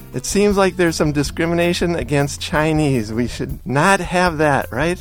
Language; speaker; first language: English; native; English